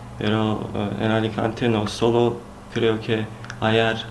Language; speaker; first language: Spanish; non-native, learner; Turkish